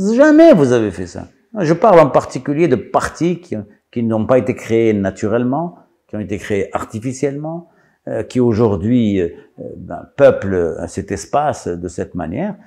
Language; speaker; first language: French; non-native, local second language; Arabic